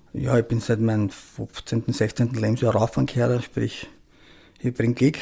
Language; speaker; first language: German; early bilingual, other home language; Croatian